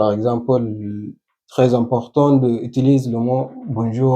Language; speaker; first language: French; non-native, learner; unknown